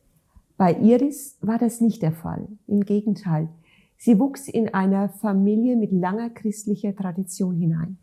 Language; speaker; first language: German; native; German